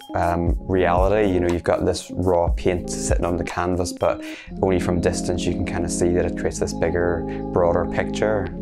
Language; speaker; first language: English; native; English